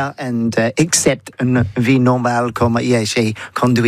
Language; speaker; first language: French; non-native, learner; English